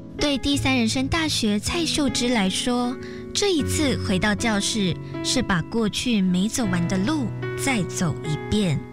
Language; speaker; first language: Chinese; native; Chinese